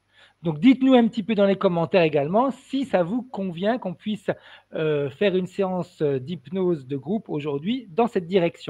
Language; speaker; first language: French; native; French